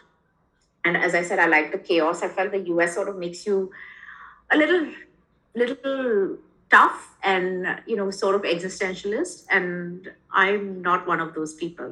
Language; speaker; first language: English; non-native, local second language; Hindi